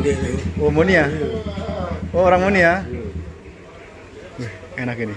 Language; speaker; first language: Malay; non-native, local second language; Javanese